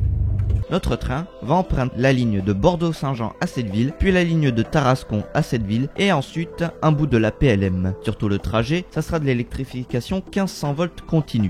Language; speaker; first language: French; native; French